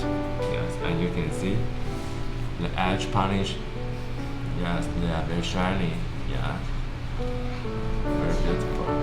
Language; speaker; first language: English; non-native, learner; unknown